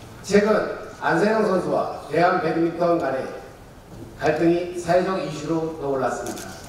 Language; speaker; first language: Korean; native; Korean